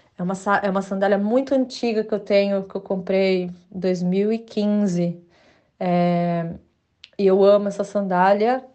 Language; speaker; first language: Portuguese; native; Portuguese